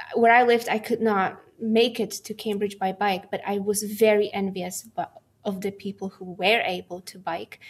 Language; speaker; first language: English; non-native, fluent; Polish